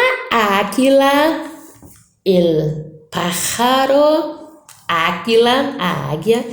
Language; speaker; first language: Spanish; non-native, fluent; Portuguese